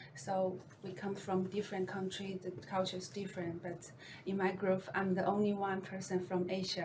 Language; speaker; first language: English; non-native, learner; Chinese